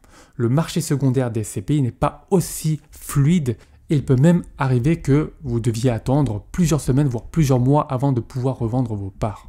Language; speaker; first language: French; native; French